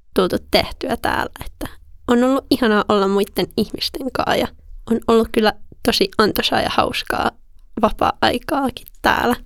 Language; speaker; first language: Finnish; native; Finnish